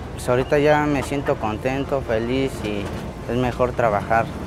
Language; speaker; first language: Spanish; early bilingual, other home language; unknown